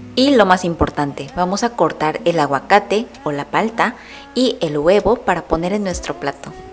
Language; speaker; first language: Spanish; non-native, fluent; Korean